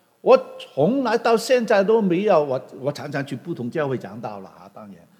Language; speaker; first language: Chinese; non-native, local second language; Cantonese